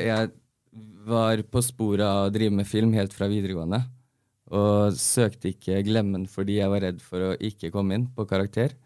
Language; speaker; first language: Norwegian; early bilingual, heritage; Norwegian